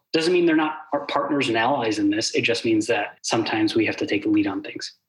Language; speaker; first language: English; early bilingual, other home language; Arabic